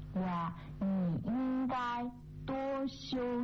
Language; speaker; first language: Chinese; non-native, fluent; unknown